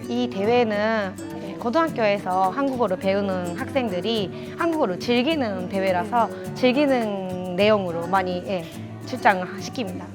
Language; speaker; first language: Korean; early bilingual, heritage; Korean